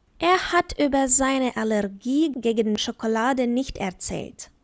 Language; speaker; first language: German; non-native, fluent; Ukrainian